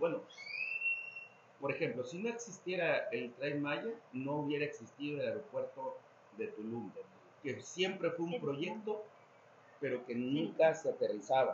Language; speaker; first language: Spanish; native; Spanish